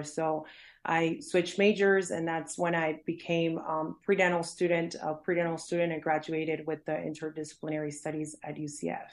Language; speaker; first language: English; early bilingual, other home language; Spanish